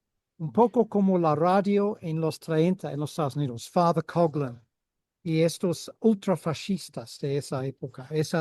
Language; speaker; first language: Spanish; non-native, fluent; English